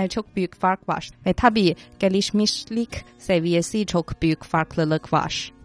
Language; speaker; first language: Turkish; non-native, fluent; Chinese